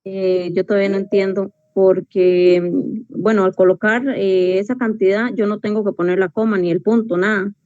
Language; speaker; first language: Spanish; native; Spanish